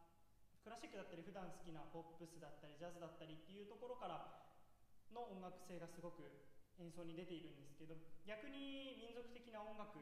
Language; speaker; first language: Japanese; native; Japanese